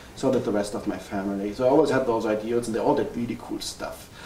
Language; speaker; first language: English; non-native, fluent; German